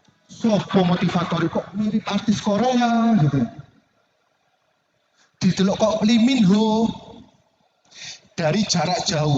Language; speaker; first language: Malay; non-native, local second language; Javanese